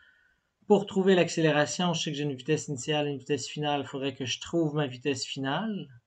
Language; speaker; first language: French; native; French